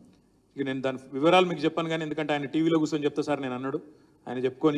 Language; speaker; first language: Telugu; native; Telugu